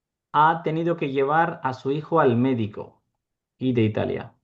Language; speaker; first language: Spanish; non-native, fluent; Urdu